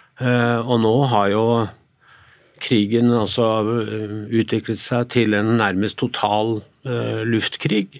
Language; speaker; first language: Norwegian; native; Norwegian